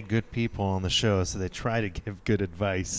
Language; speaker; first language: English; non-native, fluent; French